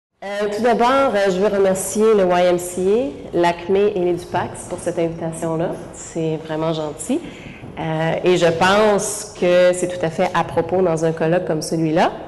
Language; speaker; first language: French; native; French